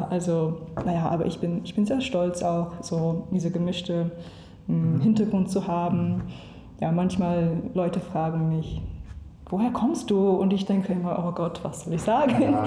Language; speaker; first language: German; non-native, learner; English